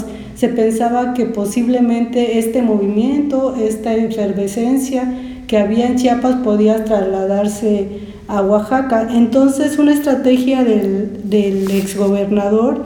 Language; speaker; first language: Spanish; native; Spanish